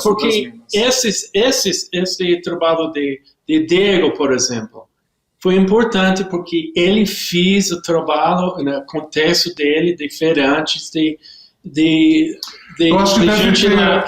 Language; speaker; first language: Portuguese; non-native, learner; English